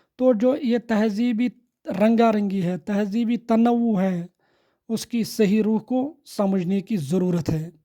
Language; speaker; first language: Urdu; non-native, local second language; Kashmiri